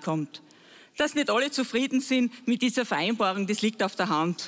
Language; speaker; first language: German; native; German